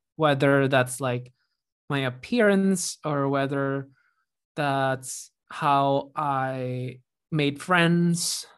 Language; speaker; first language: English; non-native, fluent; Indonesian